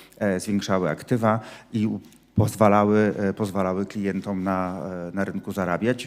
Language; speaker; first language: Polish; native; Polish